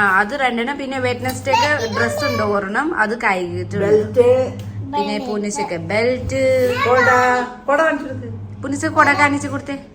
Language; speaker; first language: Malayalam; non-native, learner; Nepali